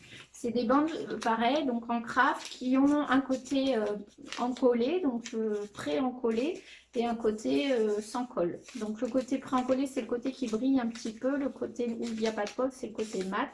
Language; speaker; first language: French; native; French